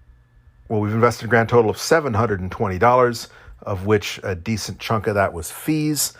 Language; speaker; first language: English; native; English